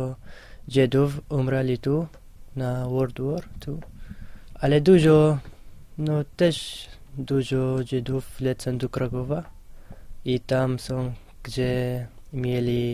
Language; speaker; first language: Polish; non-native, learner; Hebrew